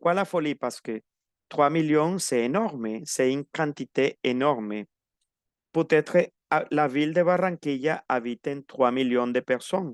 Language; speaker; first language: French; non-native, fluent; Spanish